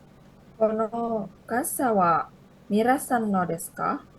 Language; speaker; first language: Japanese; non-native, learner; Indonesian